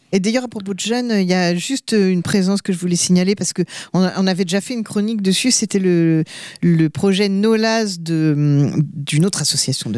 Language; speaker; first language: French; native; French